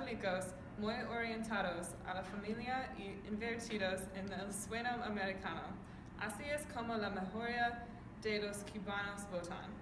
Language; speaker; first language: Spanish; non-native, learner; English